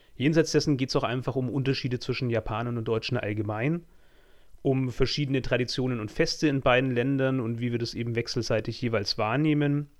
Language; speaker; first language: German; native; German